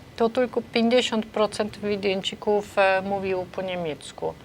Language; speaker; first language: Polish; non-native, fluent; German